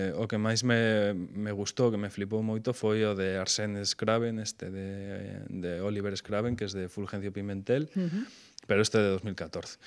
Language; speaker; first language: Galician; non-native, local second language; Spanish